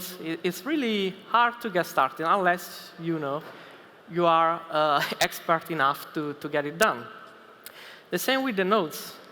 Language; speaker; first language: English; non-native, fluent; Italian